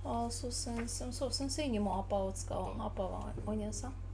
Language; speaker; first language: Japanese; non-native, learner; Tatar